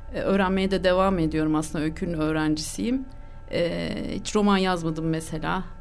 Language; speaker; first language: Turkish; native; Turkish